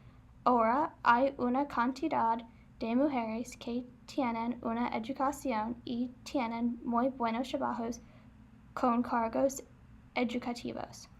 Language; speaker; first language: Spanish; non-native, learner; English